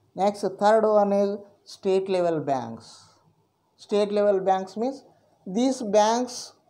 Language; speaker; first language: English; non-native, local second language; Telugu